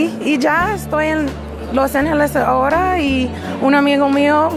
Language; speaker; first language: Spanish; non-native, learner; English